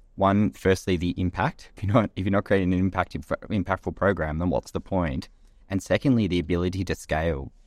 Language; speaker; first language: English; native; English